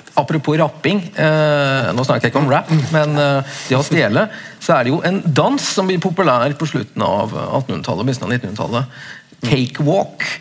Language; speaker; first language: Norwegian; native; Norwegian